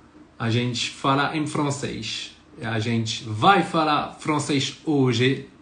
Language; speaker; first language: Portuguese; non-native, learner; French